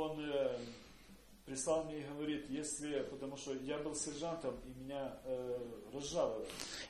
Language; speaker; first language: Polish; non-native, learner; Russian